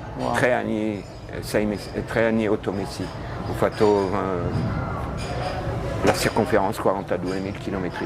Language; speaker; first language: Italian; non-native, learner; French